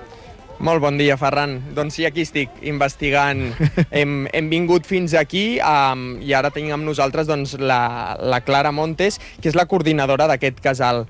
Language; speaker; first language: Catalan; native; Catalan